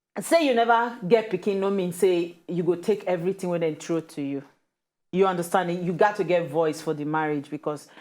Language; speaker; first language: Nigerian Pidgin; native; Nigerian Pidgin